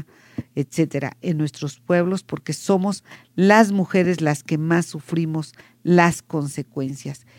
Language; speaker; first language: Spanish; native; Spanish